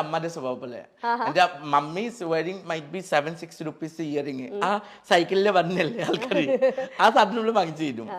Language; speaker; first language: Malayalam; non-native, local second language; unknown